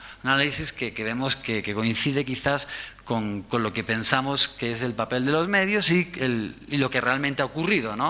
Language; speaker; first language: Spanish; native; Spanish